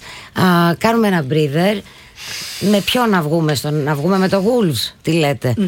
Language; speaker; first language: Greek; native; Greek